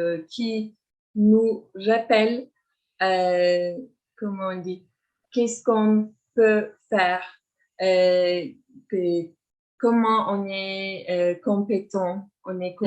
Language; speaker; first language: French; non-native, fluent; Turkish